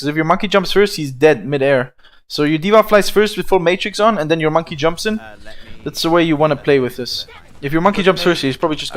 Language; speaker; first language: English; non-native, fluent; German